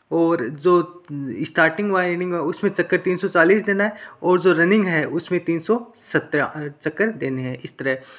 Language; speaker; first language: Hindi; native; Hindi